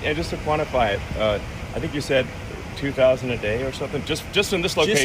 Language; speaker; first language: English; native; English